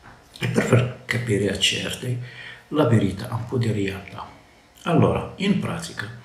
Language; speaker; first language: Italian; non-native, learner; Arabic